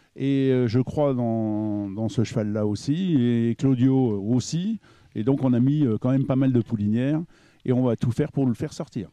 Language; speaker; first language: French; native; French